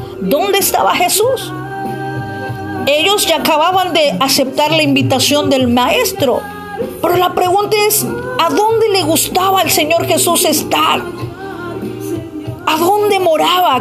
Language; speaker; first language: Spanish; native; Spanish